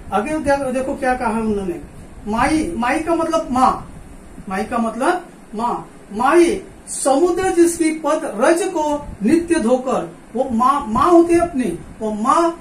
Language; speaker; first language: Hindi; non-native, local second language; Marathi